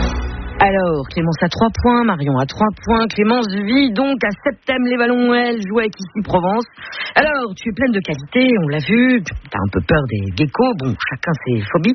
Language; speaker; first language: French; native; French